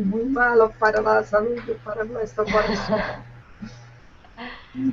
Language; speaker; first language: Spanish; non-native, learner; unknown